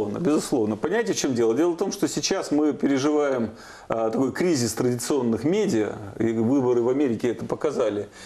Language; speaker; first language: Russian; native; Russian